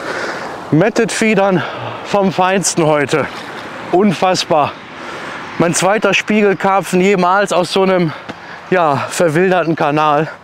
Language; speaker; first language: German; native; German